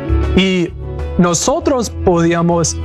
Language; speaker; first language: Spanish; non-native, learner; English